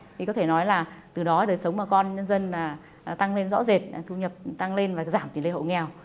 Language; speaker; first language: Vietnamese; non-native, local second language; Hmong